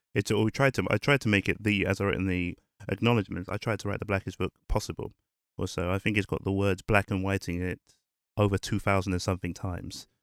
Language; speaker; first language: English; early bilingual, other home language; Yoruba